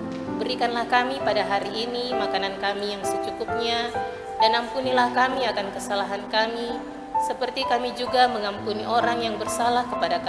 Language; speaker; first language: Indonesian; native; Indonesian